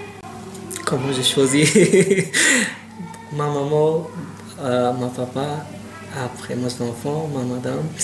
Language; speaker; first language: French; non-native, learner; Pashto